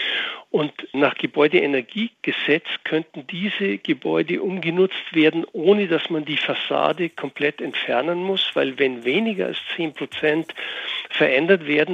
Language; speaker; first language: German; native; German